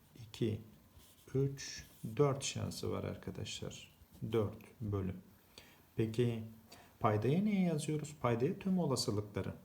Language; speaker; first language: Turkish; native; Turkish